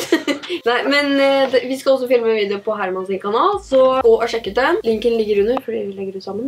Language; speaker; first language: Norwegian; native; Norwegian